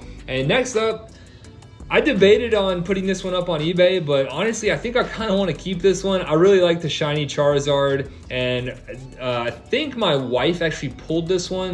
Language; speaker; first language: English; native; English